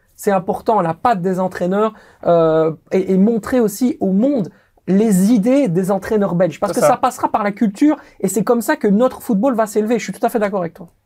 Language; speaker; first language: French; native; French